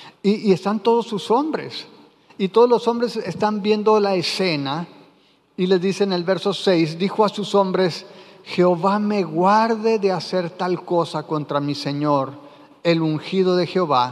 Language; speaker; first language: Spanish; native; Spanish